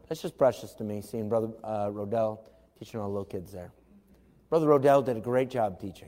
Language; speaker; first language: English; native; English